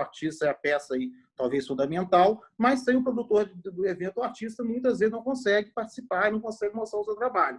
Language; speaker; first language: Portuguese; native; Portuguese